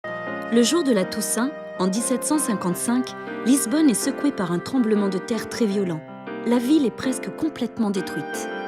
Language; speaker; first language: French; native; French